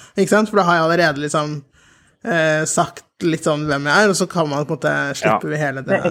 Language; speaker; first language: Norwegian; native; Norwegian